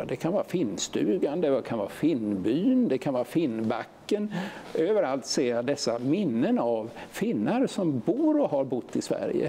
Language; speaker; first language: Swedish; native; Swedish